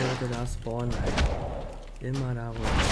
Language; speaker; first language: German; native; German